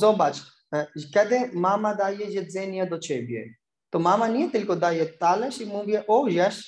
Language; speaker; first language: Polish; non-native, learner; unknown